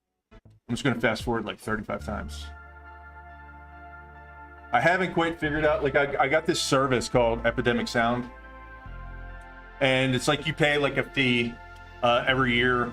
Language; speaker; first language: English; native; English